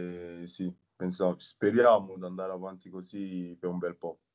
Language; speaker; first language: Italian; non-native, fluent; French